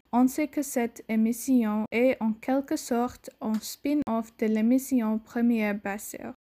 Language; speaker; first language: French; non-native, learner; English